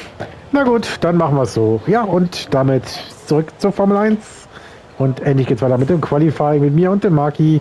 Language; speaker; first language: German; native; German